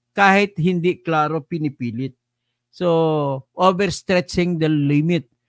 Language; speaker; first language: Filipino; non-native, local second language; Hiligaynon